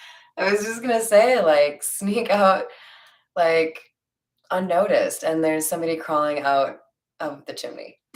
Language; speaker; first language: English; native; English